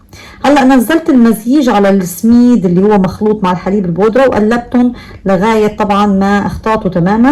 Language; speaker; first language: Arabic; native; Arabic